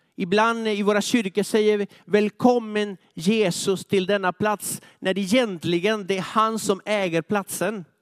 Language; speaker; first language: Swedish; non-native, fluent; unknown